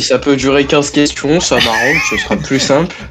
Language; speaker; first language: French; native; French